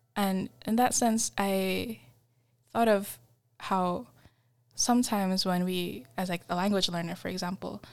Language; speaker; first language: English; non-native, fluent; Indonesian